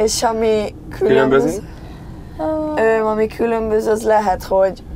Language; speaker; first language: Hungarian; early bilingual, heritage; Spanish